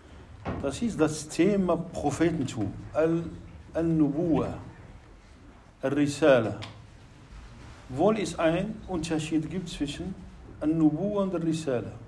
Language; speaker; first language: German; non-native, fluent; Arabic